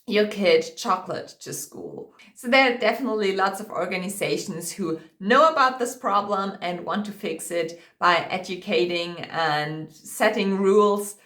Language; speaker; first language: English; non-native, fluent; German